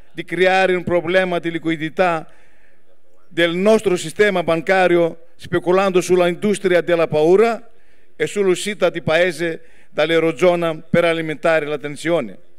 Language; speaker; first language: Italian; non-native, fluent; Greek